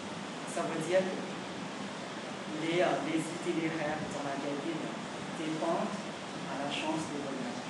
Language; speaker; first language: French; non-native, learner; Vietnamese